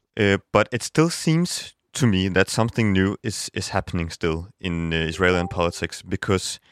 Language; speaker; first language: English; non-native, fluent; Danish